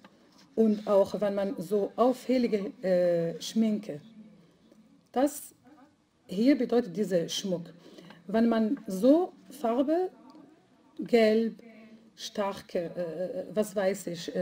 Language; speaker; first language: German; non-native, fluent; Arabic